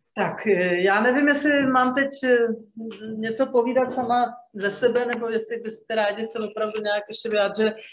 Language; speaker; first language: Czech; native; Czech